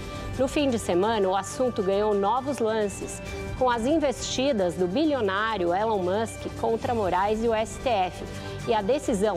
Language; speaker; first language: Portuguese; native; Portuguese